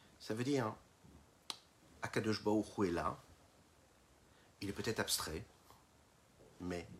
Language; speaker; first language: French; native; French